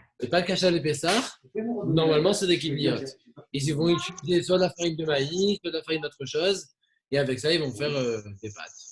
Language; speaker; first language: French; native; French